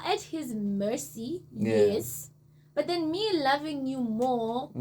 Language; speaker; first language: English; non-native, local second language; Zulu